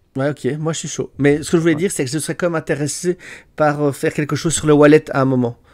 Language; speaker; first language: French; native; French